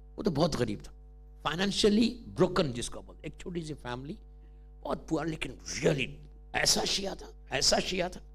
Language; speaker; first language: Urdu; native; Urdu